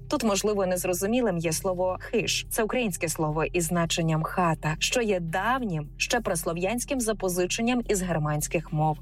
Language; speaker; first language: Ukrainian; native; Ukrainian